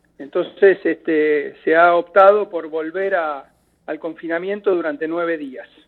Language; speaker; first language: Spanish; native; Spanish